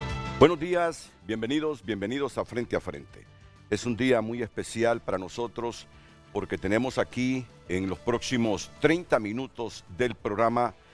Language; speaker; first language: Spanish; native; Spanish